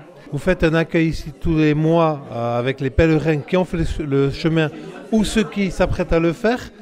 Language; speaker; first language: French; native; French